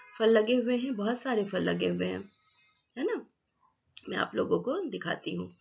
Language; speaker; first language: Hindi; non-native, local second language; Assamese